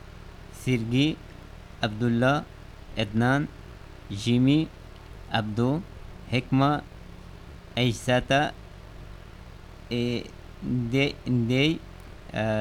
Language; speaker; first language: French; non-native, learner; Arabic